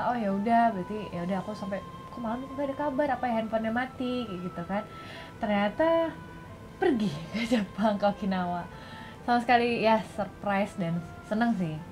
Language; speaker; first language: Indonesian; native; Indonesian